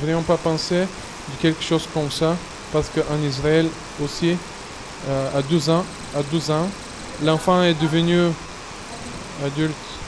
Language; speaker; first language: French; non-native, fluent; Bulgarian